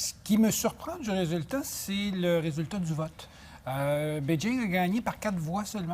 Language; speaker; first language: French; native; French